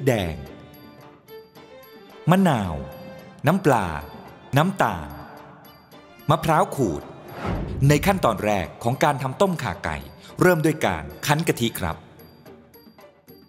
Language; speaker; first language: Thai; native; Thai